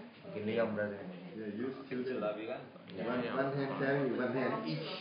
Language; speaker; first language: English; non-native, fluent; Thai